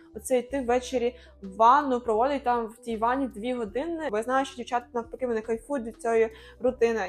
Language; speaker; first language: Ukrainian; non-native, local second language; Russian